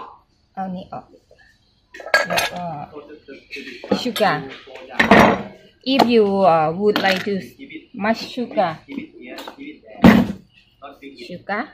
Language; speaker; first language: English; non-native, learner; Thai